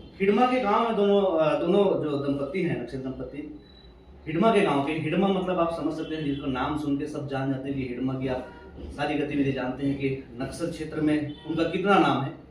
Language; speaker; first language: Hindi; native; Hindi